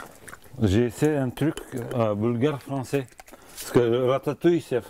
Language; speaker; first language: French; non-native, fluent; Bulgarian